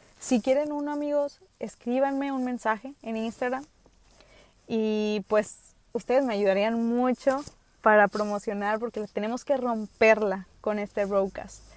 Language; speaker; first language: Spanish; early bilingual, other home language; English